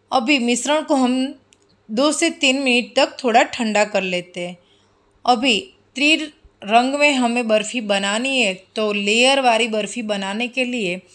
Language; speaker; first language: Hindi; non-native, local second language; Gujarati